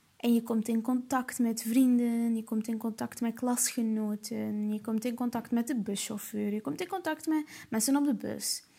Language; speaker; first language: Dutch; early bilingual, other home language; Portuguese